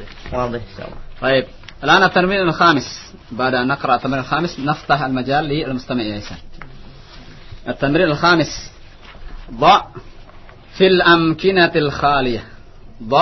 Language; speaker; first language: Arabic; non-native, learner; Indonesian